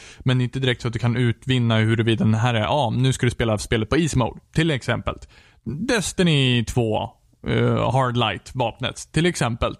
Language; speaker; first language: Swedish; native; Swedish